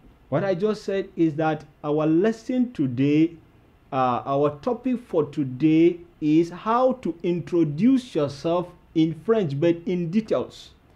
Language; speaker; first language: English; non-native, local second language; Hausa